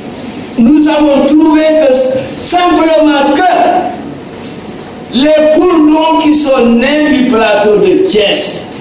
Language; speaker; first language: French; non-native, local second language; Wolof